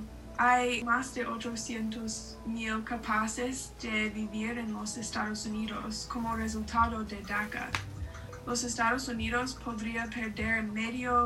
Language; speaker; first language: Spanish; non-native, learner; English